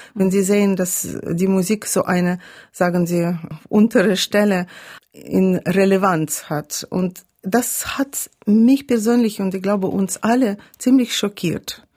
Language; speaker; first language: German; non-native, fluent; Russian